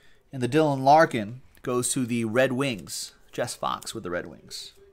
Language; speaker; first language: English; native; English